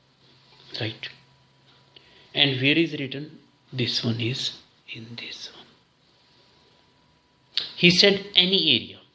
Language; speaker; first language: English; non-native, local second language; Hindi